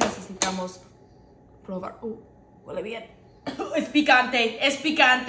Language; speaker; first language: Spanish; non-native, learner; English